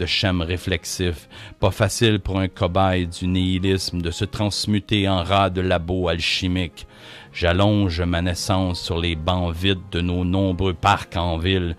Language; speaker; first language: French; native; French